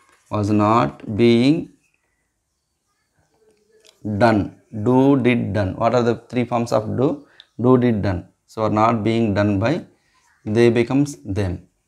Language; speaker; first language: English; non-native, local second language; Telugu